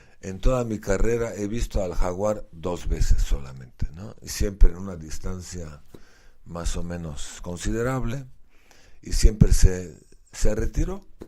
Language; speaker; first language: Spanish; non-native, fluent; Slovenian